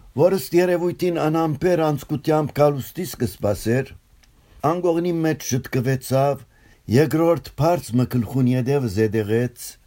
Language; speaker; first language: Armenian; early bilingual, heritage; Armenian